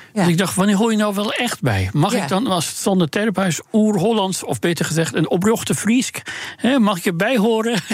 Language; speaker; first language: Dutch; non-native, fluent; Persian